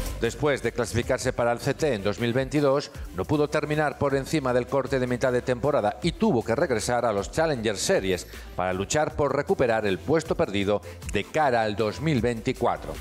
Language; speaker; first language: Spanish; native; Spanish